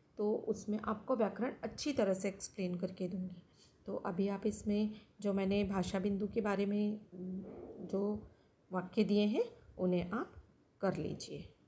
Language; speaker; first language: Hindi; non-native, local second language; Marathi